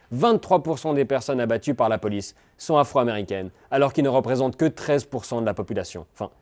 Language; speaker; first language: French; native; French